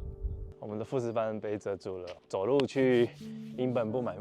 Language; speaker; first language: Chinese; native; Chinese